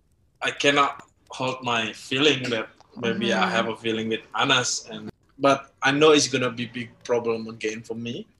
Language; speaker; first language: English; non-native, learner; Indonesian